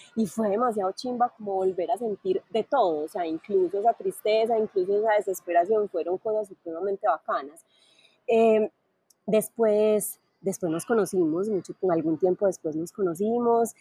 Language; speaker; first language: Spanish; native; Spanish